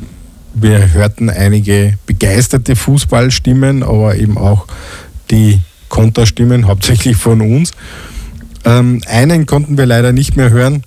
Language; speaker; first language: German; native; German